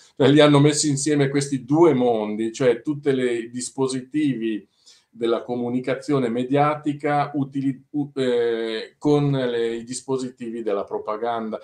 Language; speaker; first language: Italian; native; Italian